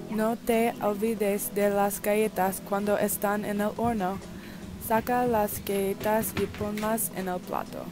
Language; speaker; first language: Spanish; non-native, learner; English